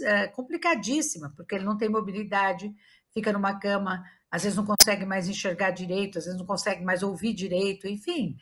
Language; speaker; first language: Portuguese; native; Portuguese